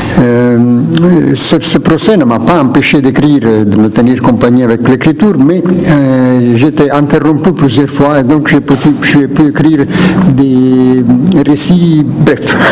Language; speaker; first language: French; non-native, fluent; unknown